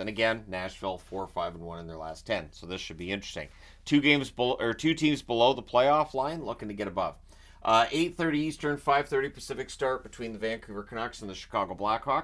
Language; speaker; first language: English; native; English